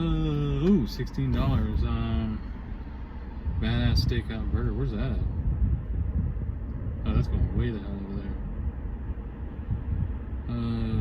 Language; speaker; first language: English; native; English